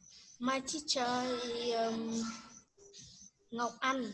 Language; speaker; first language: English; non-native, learner; Vietnamese